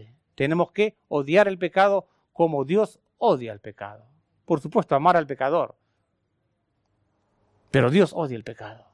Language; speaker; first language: Spanish; native; Spanish